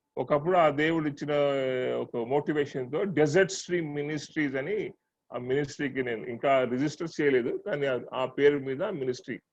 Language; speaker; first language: Telugu; non-native, local second language; Tamil